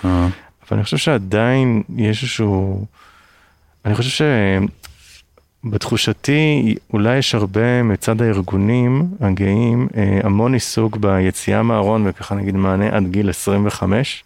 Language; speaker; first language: Hebrew; native; Hebrew